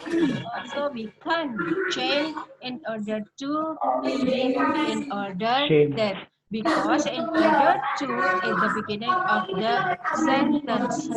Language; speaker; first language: English; non-native, learner; Indonesian